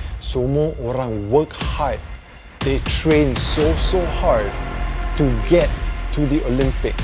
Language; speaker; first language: English; non-native, local second language; Malay